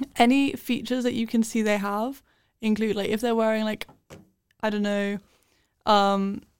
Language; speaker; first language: English; native; English